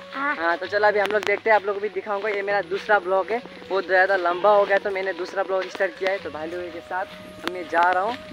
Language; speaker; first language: Hindi; non-native, local second language; Nepali